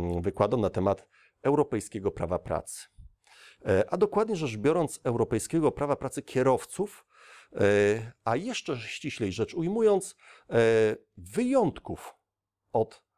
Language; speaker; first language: Polish; native; Polish